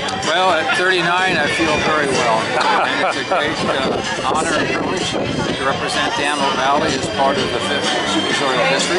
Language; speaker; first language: English; native; English